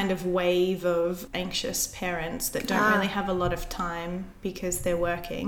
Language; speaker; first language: English; native; English